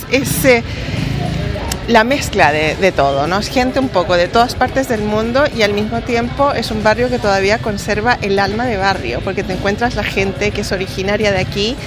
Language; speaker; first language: Spanish; non-native, fluent; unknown